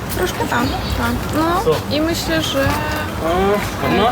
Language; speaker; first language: Polish; non-native, learner; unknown